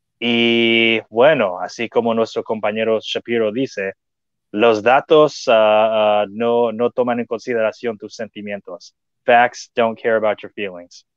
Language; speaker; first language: Spanish; non-native, fluent; English